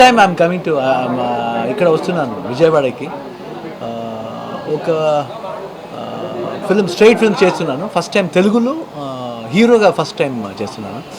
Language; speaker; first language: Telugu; non-native, learner; Kannada